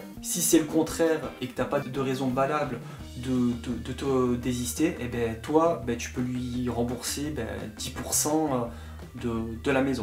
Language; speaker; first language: French; native; French